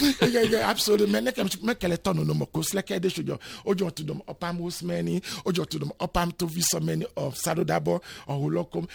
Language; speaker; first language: Hungarian; non-native, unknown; Yoruba